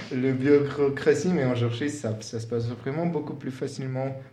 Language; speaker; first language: French; non-native, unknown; Georgian